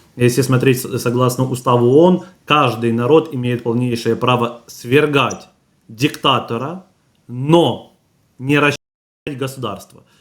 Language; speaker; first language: Russian; native; Russian